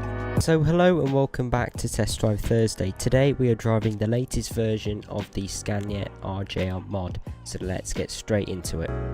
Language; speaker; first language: English; native; English